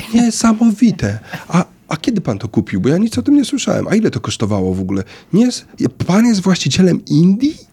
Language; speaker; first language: Polish; native; Polish